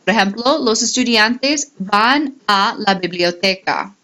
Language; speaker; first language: Spanish; non-native, fluent; English